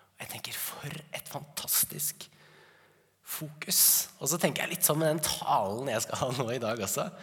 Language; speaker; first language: Norwegian; native; Norwegian